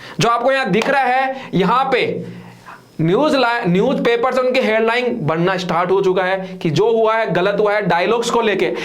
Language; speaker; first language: Hindi; native; Hindi